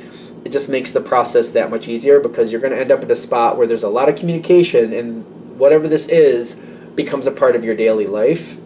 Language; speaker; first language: English; native; English